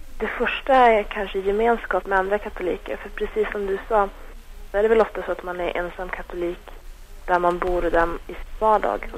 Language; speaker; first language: Swedish; native; Swedish